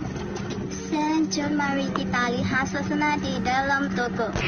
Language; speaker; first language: Indonesian; non-native, learner; Thai